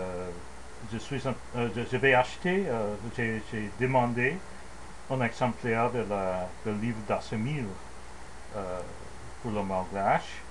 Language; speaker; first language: French; non-native, learner; English